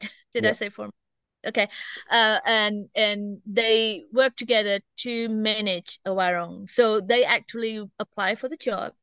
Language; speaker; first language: English; non-native, fluent; Indonesian